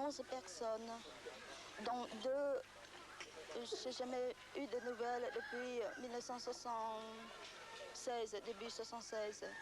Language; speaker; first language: French; non-native, local second language; Khmer